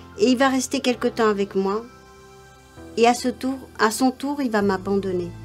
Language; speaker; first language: French; non-native, local second language; Morisyen